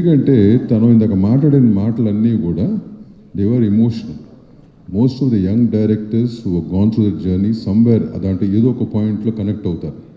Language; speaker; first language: Telugu; native; Telugu